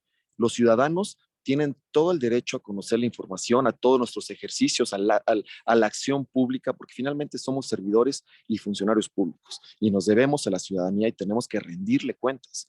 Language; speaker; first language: Spanish; native; Spanish